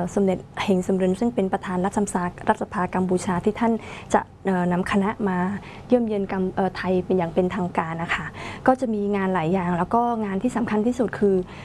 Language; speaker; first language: Thai; non-native, fluent; Khmer